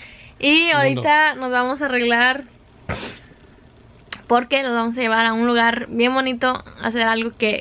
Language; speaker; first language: Spanish; native; Spanish